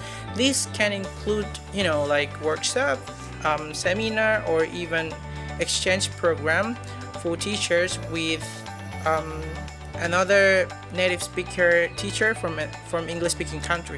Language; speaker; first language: English; non-native, learner; Indonesian